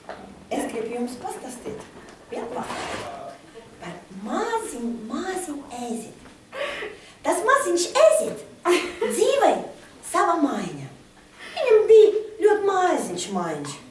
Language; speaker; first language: Latvian; non-native, local second language; Russian